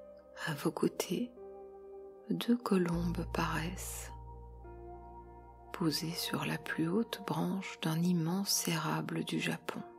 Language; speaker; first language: French; native; French